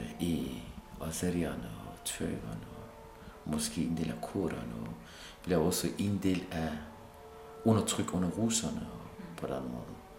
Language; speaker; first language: Danish; non-native, fluent; Kurdish